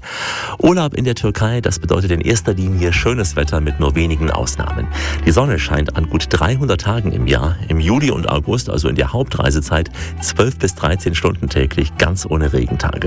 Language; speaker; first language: German; native; German